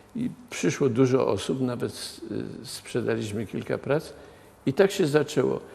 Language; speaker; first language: Polish; native; Polish